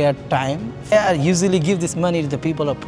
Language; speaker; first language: English; non-native, local second language; Bangla